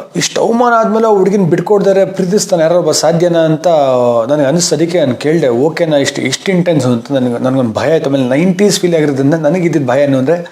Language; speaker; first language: Kannada; native; Kannada